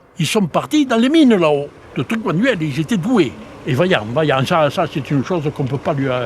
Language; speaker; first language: French; native; French